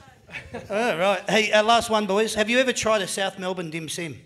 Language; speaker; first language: English; native; English